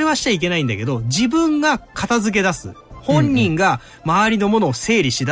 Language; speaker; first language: Japanese; native; Japanese